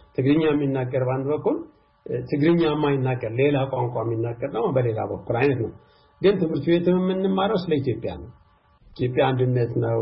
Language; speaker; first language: Amharic; non-native, local second language; Tigrinya